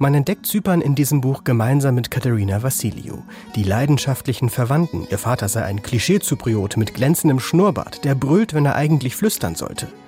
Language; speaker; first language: German; native; German